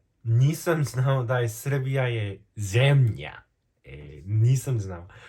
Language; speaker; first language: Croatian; non-native, fluent; Korean